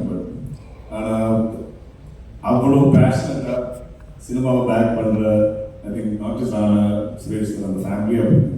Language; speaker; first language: Tamil; non-native, fluent; Malayalam